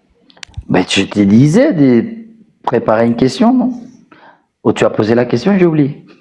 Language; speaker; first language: French; non-native, fluent; Spanish